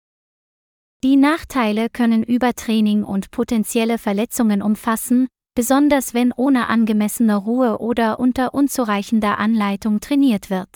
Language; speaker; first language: German; non-native, fluent; Vietnamese